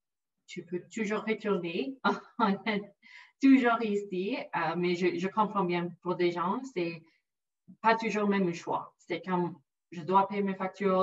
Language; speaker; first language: French; non-native, local second language; English